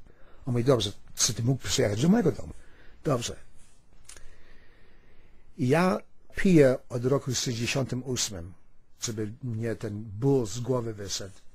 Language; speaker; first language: Polish; early bilingual, heritage; Polish